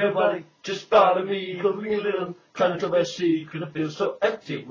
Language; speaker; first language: English; native; English